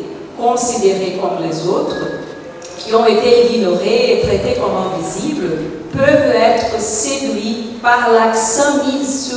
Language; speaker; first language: French; non-native, fluent; Portuguese